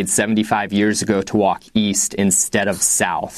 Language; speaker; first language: English; native; English